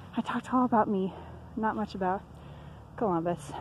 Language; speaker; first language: English; native; English